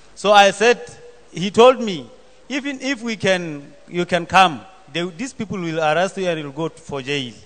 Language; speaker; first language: English; non-native, local second language; Southern Sotho